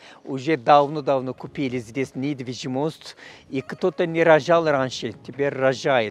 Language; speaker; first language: Russian; non-native, learner; Turkish